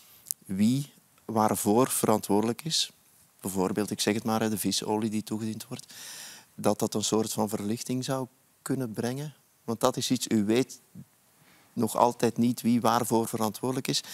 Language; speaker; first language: Dutch; native; Dutch